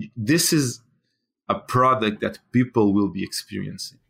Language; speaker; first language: English; non-native, fluent; Portuguese